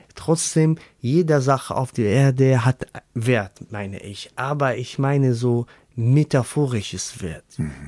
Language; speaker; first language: German; non-native, learner; Arabic